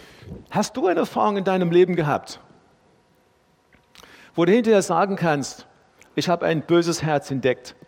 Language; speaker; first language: German; non-native, fluent; English